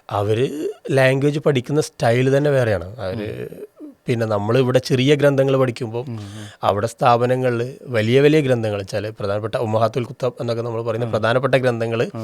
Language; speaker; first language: Malayalam; native; Malayalam